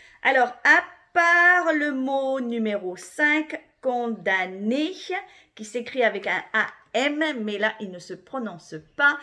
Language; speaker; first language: French; native; French